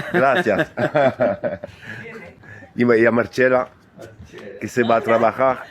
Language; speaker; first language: Spanish; non-native, learner; French